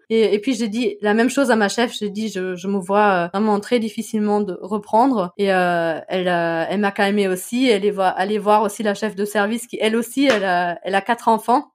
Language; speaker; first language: French; non-native, fluent; German